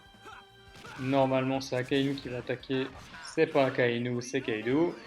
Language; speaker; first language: French; native; French